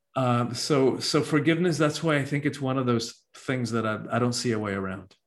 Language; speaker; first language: English; early bilingual, other home language; Spanish